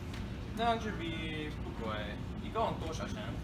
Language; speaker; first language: Chinese; non-native, learner; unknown